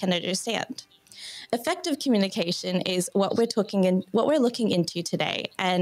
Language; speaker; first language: English; native; English